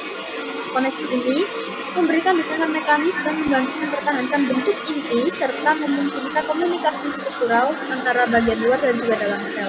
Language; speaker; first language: Indonesian; native; Indonesian